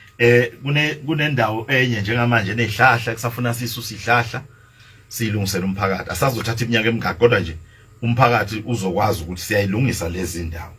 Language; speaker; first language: Zulu; native; Zulu